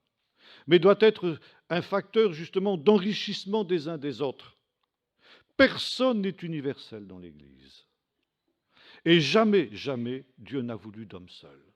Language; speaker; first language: French; native; French